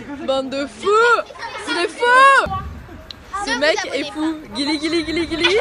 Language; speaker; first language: French; native; French